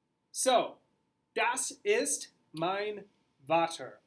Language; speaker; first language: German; non-native, fluent; English